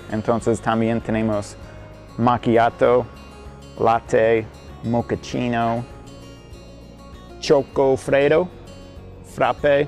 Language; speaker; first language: Spanish; non-native, fluent; English